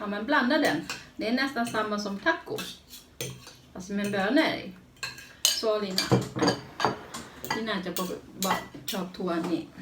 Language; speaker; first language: Swedish; non-native, learner; Thai